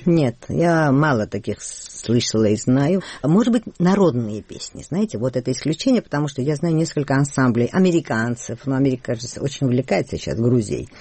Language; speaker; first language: Russian; non-native, local second language; Georgian